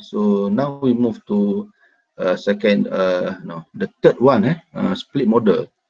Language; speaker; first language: English; non-native, local second language; Malay